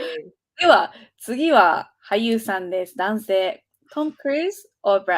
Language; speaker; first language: Japanese; native; Japanese